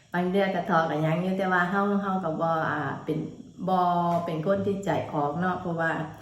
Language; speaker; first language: Thai; native; Thai